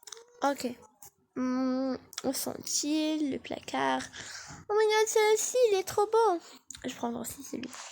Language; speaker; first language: French; non-native, learner; Arabic